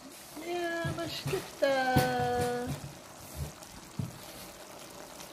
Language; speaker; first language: Korean; non-native, learner; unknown